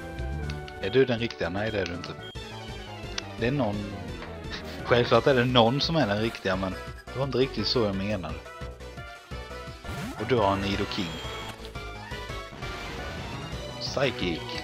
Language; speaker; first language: Swedish; native; Swedish